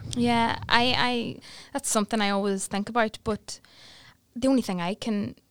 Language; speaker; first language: English; native; English